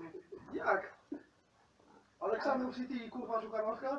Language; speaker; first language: Polish; non-native, learner; Slovenian